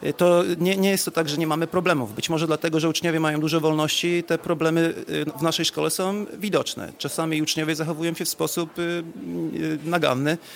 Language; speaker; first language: Polish; native; Polish